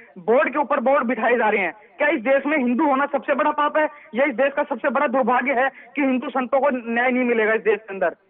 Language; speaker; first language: Hindi; native; Hindi